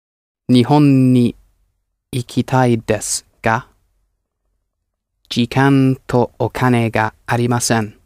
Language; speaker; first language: Japanese; non-native, learner; English